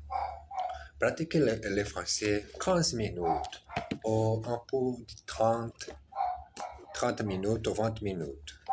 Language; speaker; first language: French; non-native, learner; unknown